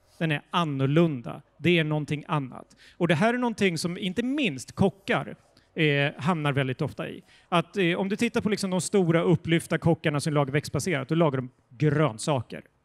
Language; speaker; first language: Swedish; native; Swedish